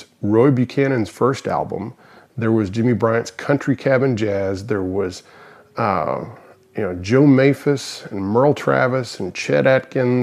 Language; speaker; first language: English; native; English